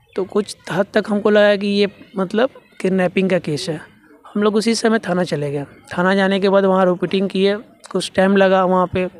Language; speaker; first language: Hindi; native; Hindi